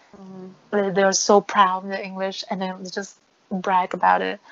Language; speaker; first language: English; non-native, fluent; Vietnamese